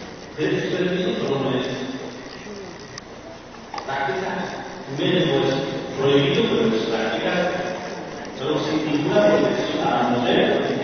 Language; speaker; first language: Spanish; non-native, fluent; Persian